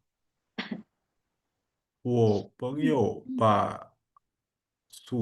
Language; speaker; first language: Chinese; non-native, learner; Indonesian